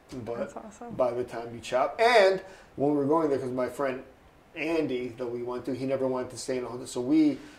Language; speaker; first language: English; native; English